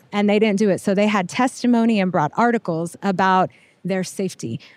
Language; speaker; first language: English; native; English